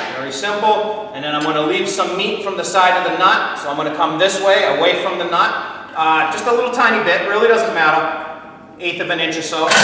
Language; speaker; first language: English; native; English